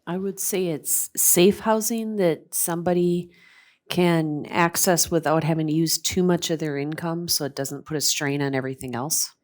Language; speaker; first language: English; native; English